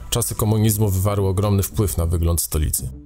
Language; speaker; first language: Polish; native; Polish